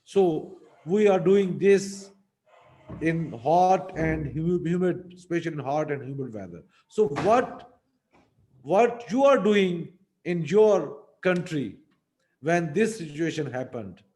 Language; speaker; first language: English; non-native, local second language; Urdu